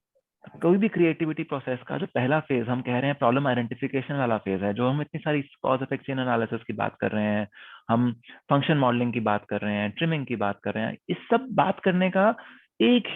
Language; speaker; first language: Hindi; native; Hindi